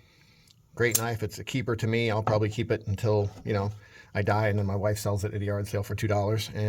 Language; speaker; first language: English; native; English